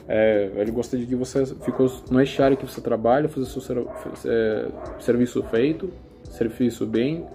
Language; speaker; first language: Portuguese; non-native, learner; Russian